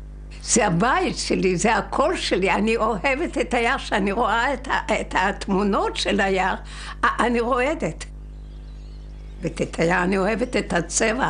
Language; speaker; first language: Hebrew; non-native, fluent; Yiddish